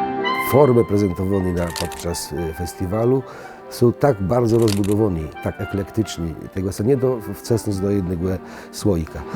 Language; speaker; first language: Polish; native; Polish